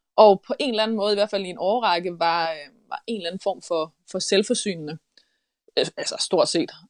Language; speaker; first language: Danish; native; Danish